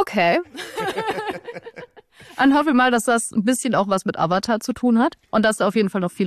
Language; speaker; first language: German; native; German